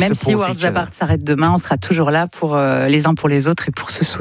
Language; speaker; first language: French; native; French